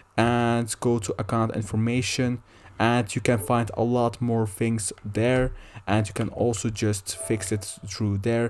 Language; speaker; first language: English; non-native, fluent; Dutch